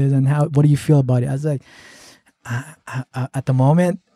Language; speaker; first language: English; early bilingual, other home language; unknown